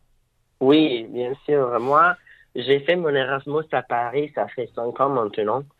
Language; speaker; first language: French; non-native, fluent; Italian